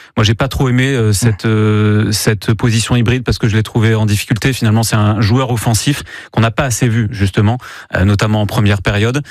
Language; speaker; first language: French; native; French